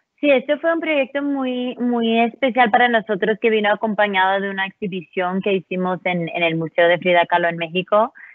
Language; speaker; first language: Spanish; early bilingual, heritage; Spanish